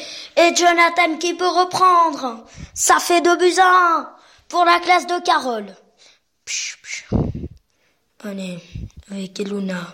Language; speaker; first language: French; native; French